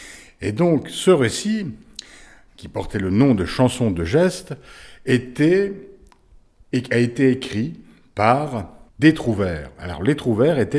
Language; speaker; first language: French; native; French